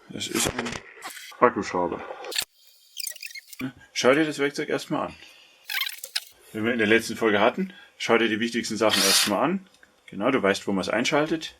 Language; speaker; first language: German; native; German